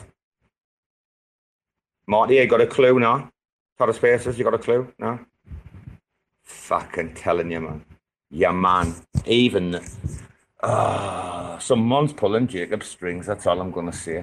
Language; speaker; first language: English; native; English